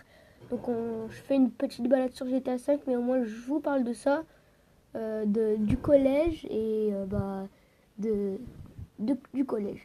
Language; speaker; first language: French; native; French